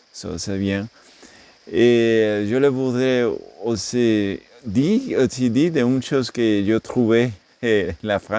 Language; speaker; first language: French; non-native, learner; English